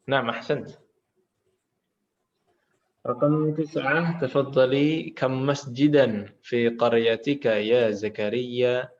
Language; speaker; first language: Arabic; non-native, fluent; Indonesian